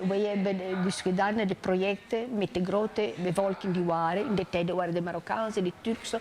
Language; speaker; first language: Dutch; non-native, learner; French